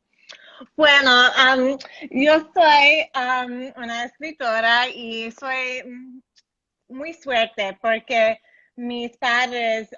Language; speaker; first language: Spanish; non-native, learner; English